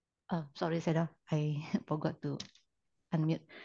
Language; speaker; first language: English; non-native, learner; Indonesian